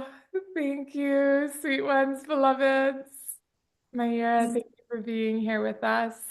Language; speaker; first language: English; native; English